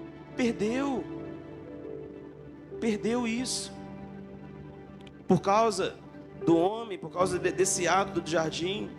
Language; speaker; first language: Portuguese; native; Portuguese